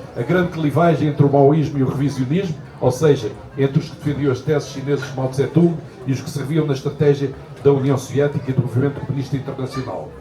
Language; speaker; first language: Portuguese; native; Portuguese